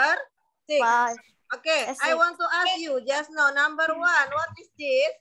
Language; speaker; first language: English; non-native, learner; Indonesian